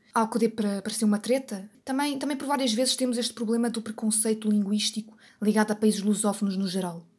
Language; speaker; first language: Portuguese; native; Portuguese